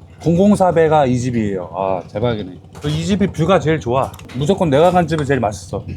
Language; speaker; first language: Korean; native; Korean